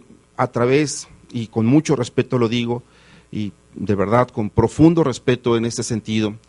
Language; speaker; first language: Spanish; native; Spanish